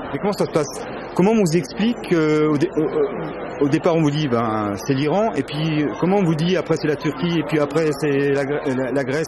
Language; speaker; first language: French; native; French